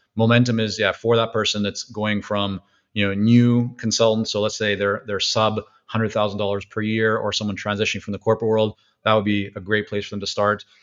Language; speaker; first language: English; native; English